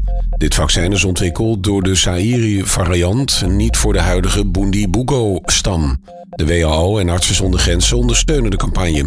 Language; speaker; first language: Dutch; native; Dutch